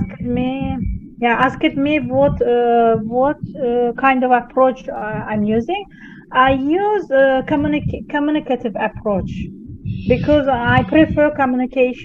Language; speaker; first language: English; non-native, fluent; Azerbaijani